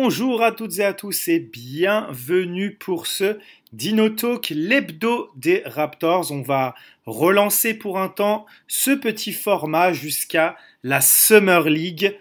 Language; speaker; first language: French; native; French